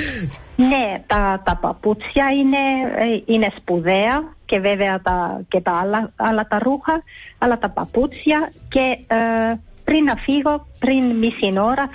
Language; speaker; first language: Greek; early bilingual, heritage; Greek